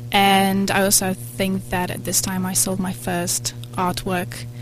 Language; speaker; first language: English; non-native, fluent; Polish